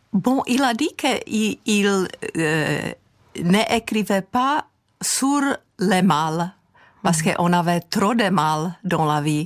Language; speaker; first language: French; non-native, fluent; Czech